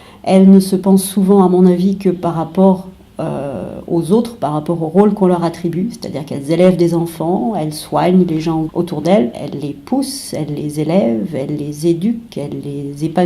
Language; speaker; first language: French; native; French